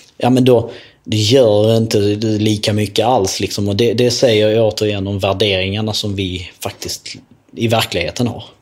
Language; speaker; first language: Swedish; early bilingual, other home language; Albanian